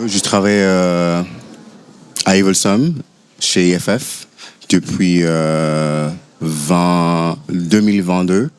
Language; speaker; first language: French; non-native, fluent; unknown